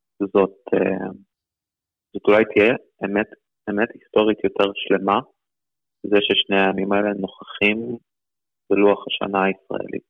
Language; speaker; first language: Hebrew; early bilingual, other home language; Russian